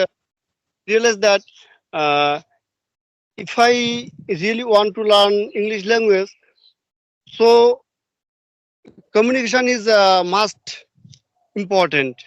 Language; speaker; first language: English; non-native, learner; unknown